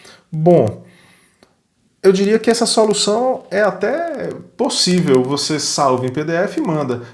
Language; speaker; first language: Portuguese; native; Portuguese